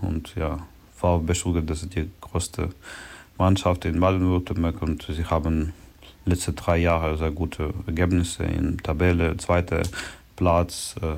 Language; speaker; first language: German; non-native, learner; Ukrainian